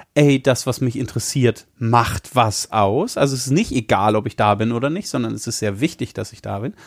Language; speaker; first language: German; native; German